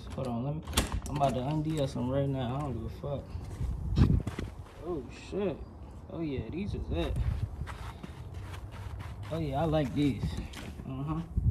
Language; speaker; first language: English; native; English